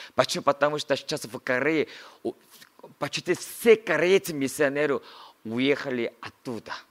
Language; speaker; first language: Russian; non-native, learner; Korean